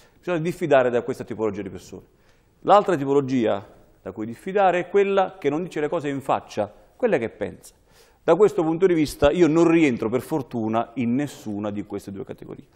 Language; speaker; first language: Italian; native; Italian